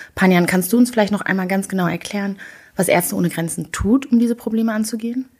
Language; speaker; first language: German; early bilingual, other home language; Kinyarwanda